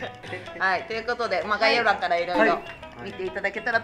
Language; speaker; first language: Japanese; native; Japanese